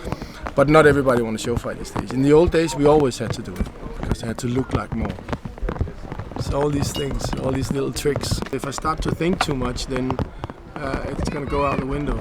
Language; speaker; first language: English; non-native, fluent; Danish